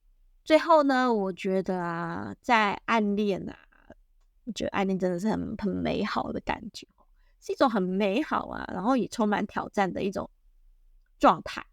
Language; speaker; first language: Chinese; native; Chinese